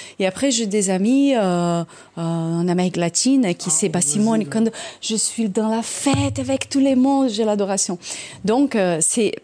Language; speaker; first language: French; non-native, fluent; Portuguese